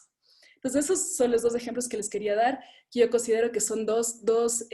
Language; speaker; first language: Spanish; native; Spanish